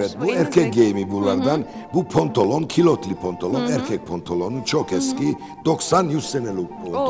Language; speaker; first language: Turkish; non-native, learner; Georgian